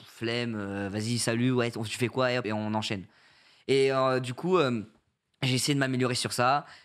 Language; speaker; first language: French; native; French